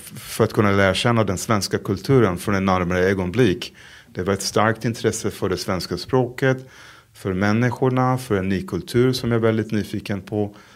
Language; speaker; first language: Swedish; non-native, fluent; Hebrew